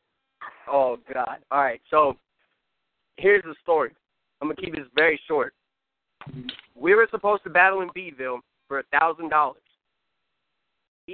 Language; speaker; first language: English; native; English